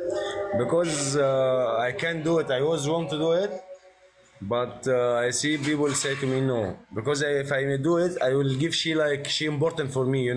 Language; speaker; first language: English; non-native, learner; Arabic